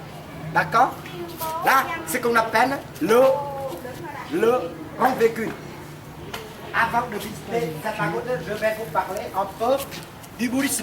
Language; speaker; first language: French; non-native, fluent; Vietnamese